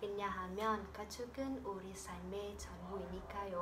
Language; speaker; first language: Korean; non-native, learner; Vietnamese